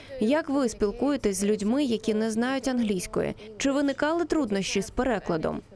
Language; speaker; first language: Ukrainian; native; Ukrainian